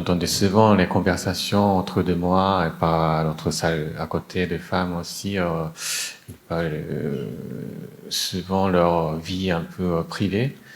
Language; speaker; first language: French; non-native, fluent; Japanese